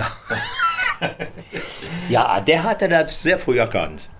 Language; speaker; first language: German; native; German